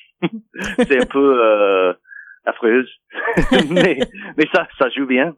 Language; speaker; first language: French; non-native, fluent; English